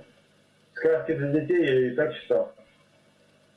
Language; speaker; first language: Russian; native; Russian